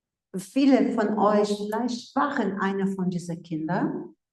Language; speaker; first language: German; non-native, fluent; Portuguese